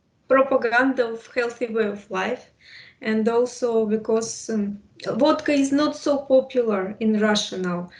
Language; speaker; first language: English; non-native, fluent; Russian